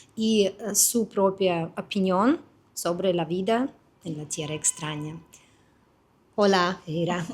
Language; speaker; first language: Spanish; non-native, fluent; Russian